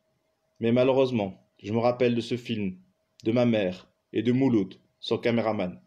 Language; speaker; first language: French; non-native, local second language; Kabyle